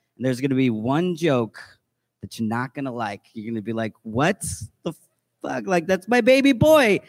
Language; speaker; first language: English; native; English